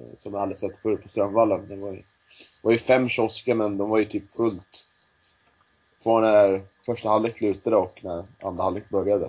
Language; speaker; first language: Swedish; native; Swedish